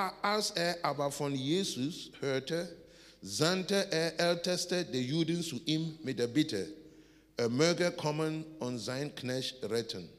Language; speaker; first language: German; non-native, learner; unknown